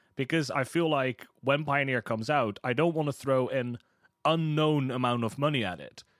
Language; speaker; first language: English; non-native, fluent; Hebrew